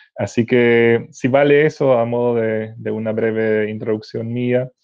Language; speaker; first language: Spanish; non-native, fluent; Czech